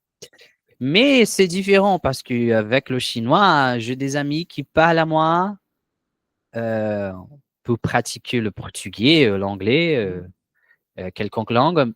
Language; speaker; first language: French; non-native, learner; Portuguese